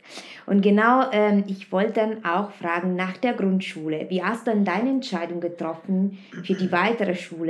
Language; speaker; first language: German; non-native, fluent; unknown